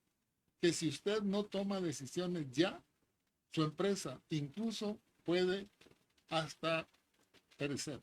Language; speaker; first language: Spanish; native; Spanish